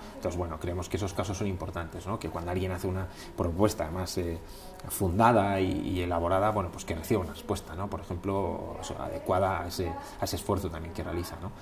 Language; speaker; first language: Spanish; native; Spanish